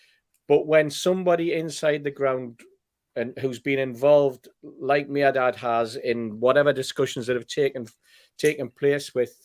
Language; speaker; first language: English; native; English